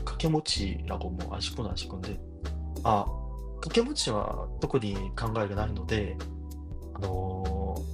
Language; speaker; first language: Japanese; non-native, learner; Korean